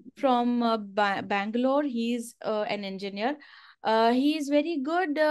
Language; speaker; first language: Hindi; non-native, local second language; Marathi